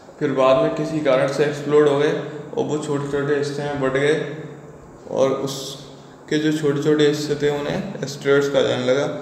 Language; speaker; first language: Hindi; native; Hindi